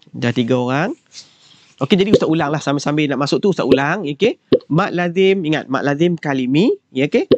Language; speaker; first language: Malay; native; Malay